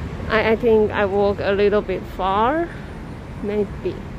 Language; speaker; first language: English; non-native, learner; Chinese